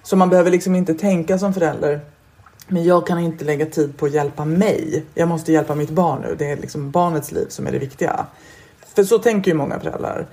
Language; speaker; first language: Swedish; native; Swedish